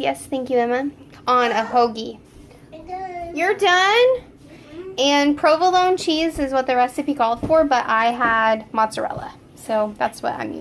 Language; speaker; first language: English; native; English